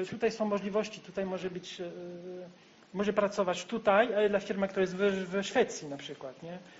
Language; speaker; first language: Polish; non-native, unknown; French